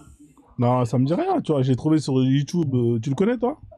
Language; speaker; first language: French; native; French